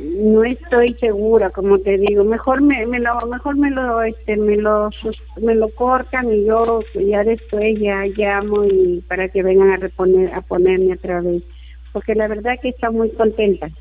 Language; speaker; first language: Spanish; native; Spanish